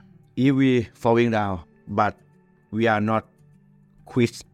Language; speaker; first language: English; non-native, learner; Thai